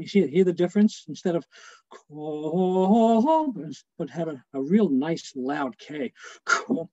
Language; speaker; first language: English; native; English